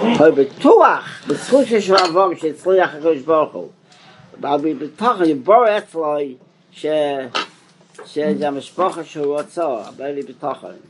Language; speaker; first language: Hebrew; non-native, fluent; English